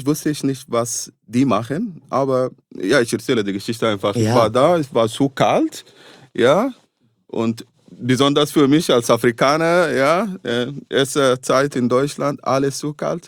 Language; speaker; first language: German; non-native, fluent; Arabic